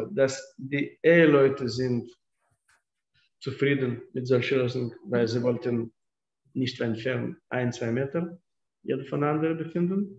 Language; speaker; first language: German; non-native, fluent; Russian